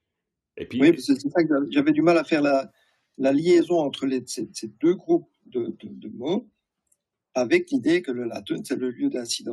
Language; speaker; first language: French; native; French